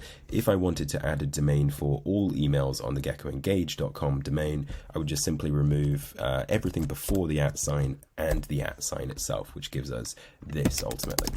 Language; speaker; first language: English; native; English